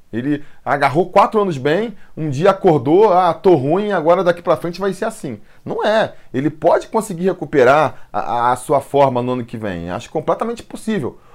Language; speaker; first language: Portuguese; native; Portuguese